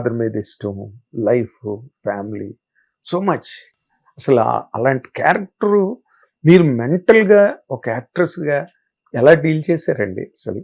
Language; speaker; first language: Telugu; native; Telugu